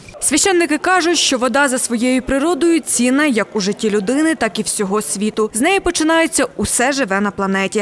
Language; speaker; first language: Ukrainian; native; Ukrainian